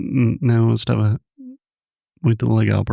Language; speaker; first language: Portuguese; non-native, fluent; English